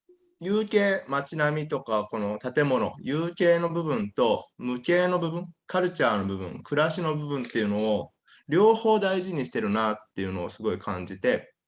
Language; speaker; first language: Japanese; native; Japanese